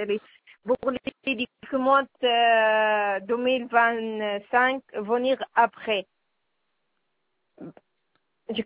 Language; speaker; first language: French; non-native, learner; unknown